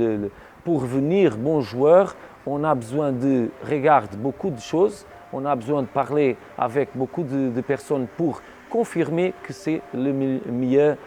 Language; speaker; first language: French; non-native, learner; Portuguese